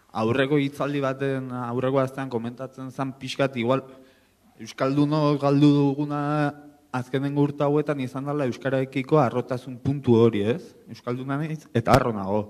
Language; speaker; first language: Basque; non-native, local second language; Spanish